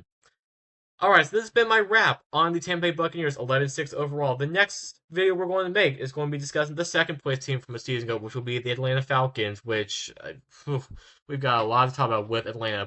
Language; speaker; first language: English; native; English